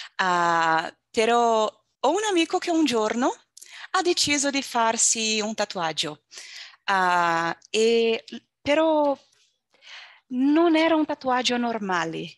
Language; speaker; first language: Italian; non-native, learner; Portuguese